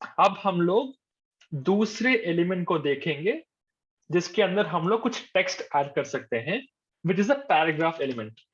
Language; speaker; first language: Hindi; non-native, local second language; Telugu